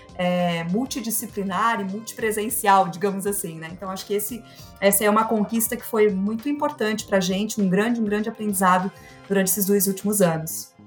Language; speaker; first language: Portuguese; native; Portuguese